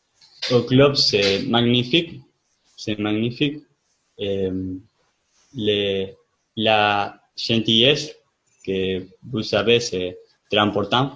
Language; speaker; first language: French; non-native, fluent; Spanish